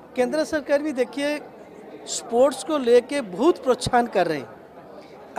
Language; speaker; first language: Hindi; non-native, local second language; Odia